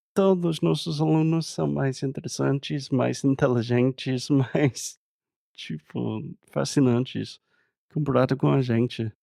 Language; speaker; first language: Portuguese; non-native, fluent; English